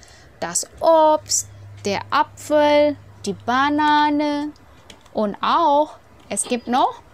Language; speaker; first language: German; non-native, fluent; Indonesian